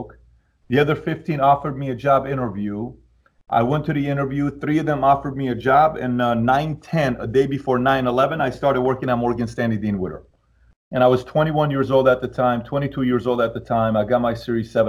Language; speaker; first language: English; early bilingual, other home language; Persian